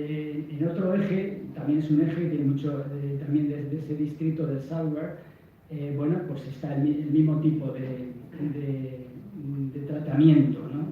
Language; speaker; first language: Spanish; native; Spanish